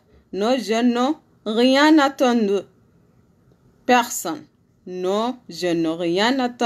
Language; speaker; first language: French; non-native, learner; Arabic